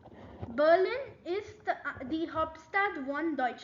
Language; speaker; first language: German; non-native, learner; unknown